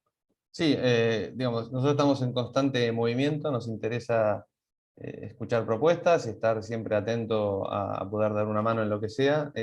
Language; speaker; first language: Spanish; native; Spanish